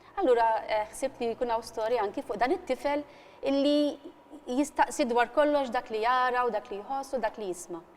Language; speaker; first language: Maltese; native; Maltese